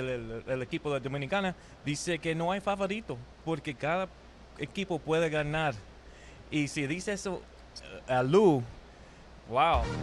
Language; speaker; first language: Spanish; early bilingual, heritage; Spanish